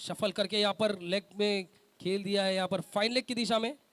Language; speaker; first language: Hindi; non-native, local second language; Marathi